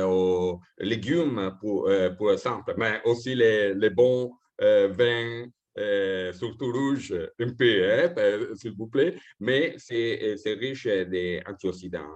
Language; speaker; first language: French; non-native, fluent; Italian